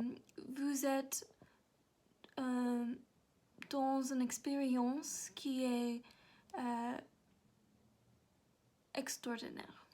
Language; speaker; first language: French; non-native, learner; English